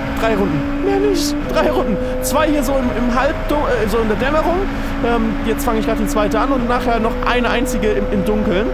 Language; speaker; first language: German; native; German